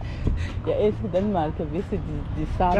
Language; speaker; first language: English; non-native, learner; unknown